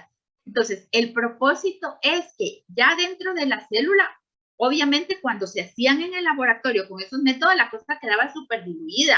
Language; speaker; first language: Spanish; native; Spanish